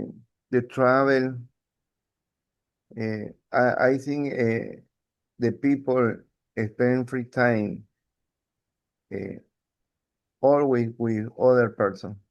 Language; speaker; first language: English; non-native, learner; Spanish